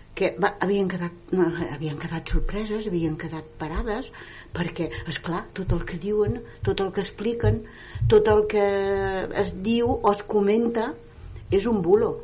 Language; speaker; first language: Catalan; non-native, local second language; Spanish